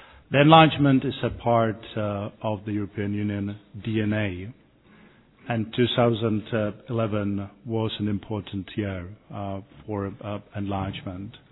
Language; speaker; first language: English; non-native, fluent; Czech